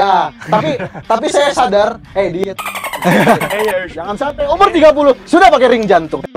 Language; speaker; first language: Indonesian; native; Indonesian